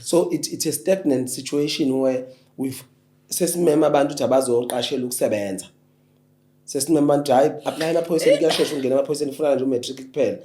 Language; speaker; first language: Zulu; native; Zulu